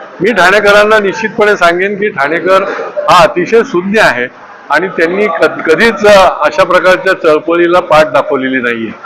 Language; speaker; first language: Marathi; native; Marathi